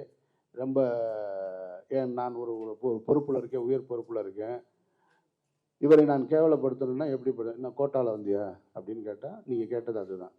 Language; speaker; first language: Tamil; native; Tamil